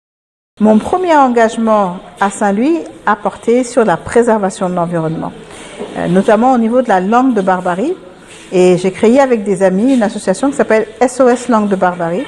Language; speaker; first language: French; non-native, local second language; Wolof